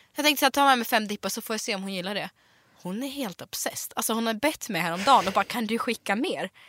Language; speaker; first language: Swedish; early bilingual, other home language; Russian